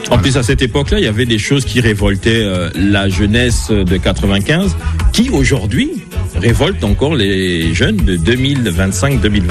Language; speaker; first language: French; native; French